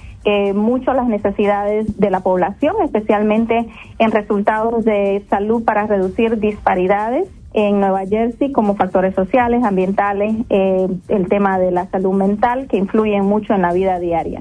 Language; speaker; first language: Spanish; native; Spanish